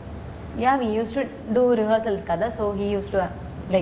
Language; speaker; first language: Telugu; non-native, learner; Malayalam